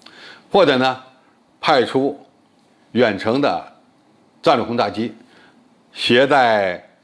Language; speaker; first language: Chinese; native; Chinese